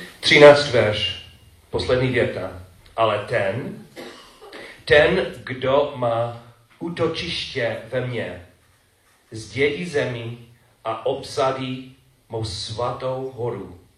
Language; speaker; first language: Czech; non-native, fluent; English